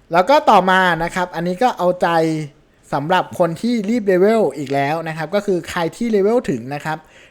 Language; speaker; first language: Thai; native; Thai